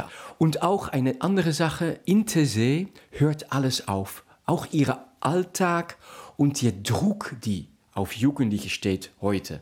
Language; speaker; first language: German; non-native, fluent; Dutch